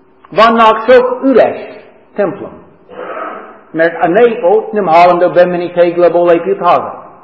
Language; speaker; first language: Hungarian; non-native, fluent; English